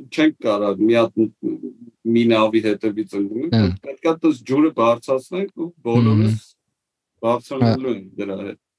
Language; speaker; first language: Armenian; native; Armenian